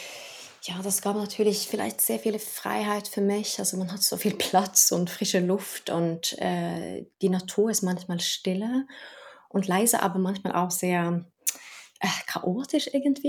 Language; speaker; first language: German; non-native, fluent; Norwegian